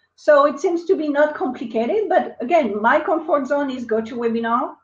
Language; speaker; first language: English; non-native, fluent; French